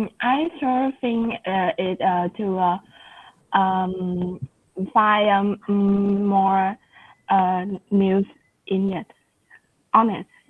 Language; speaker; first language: English; non-native, learner; Vietnamese